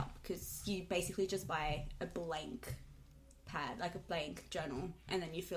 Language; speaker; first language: English; non-native, local second language; Spanish